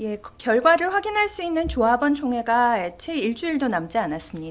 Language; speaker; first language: Korean; native; Korean